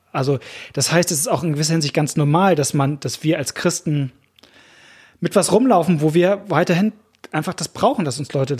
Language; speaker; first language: German; native; German